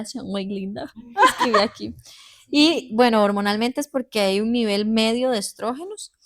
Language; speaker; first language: Spanish; native; Spanish